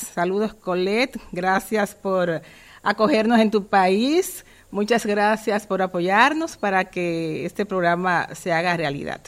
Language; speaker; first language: Spanish; native; Spanish